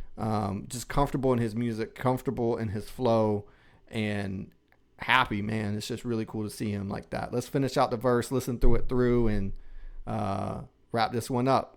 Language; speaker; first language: English; native; English